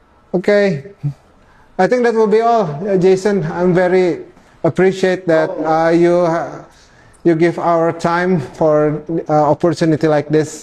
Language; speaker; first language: English; non-native, local second language; Indonesian